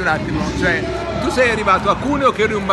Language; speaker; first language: Italian; native; Italian